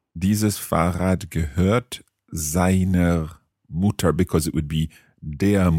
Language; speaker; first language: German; non-native, learner; English